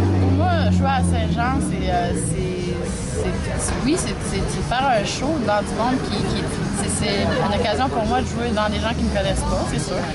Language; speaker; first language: French; native; French